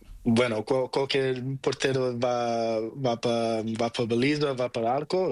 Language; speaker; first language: Spanish; non-native, fluent; Portuguese